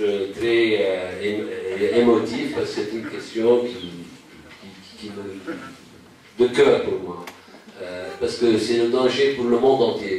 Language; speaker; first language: French; non-native, local second language; Arabic